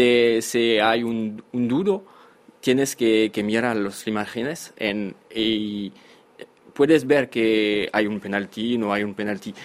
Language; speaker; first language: Spanish; non-native, fluent; French